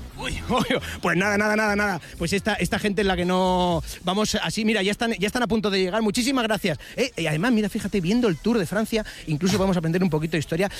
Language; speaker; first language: Spanish; native; Spanish